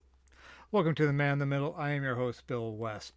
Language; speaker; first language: English; native; English